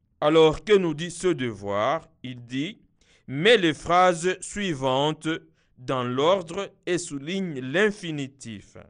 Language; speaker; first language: French; non-native, local second language; Kinyarwanda